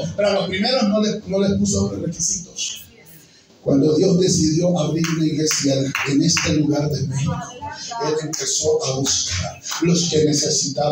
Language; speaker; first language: Spanish; native; Spanish